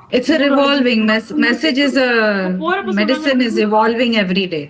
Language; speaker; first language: English; non-native, local second language; Urdu